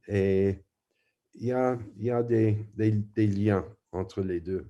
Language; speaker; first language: French; non-native, fluent; English